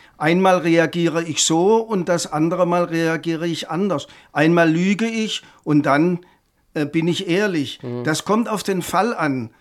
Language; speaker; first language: German; native; German